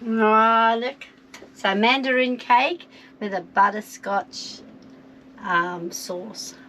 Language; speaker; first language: English; native; English